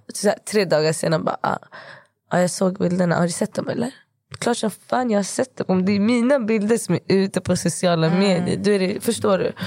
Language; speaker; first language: Swedish; early bilingual, other home language; Kurdish